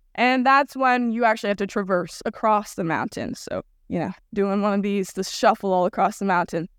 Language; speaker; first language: English; native; English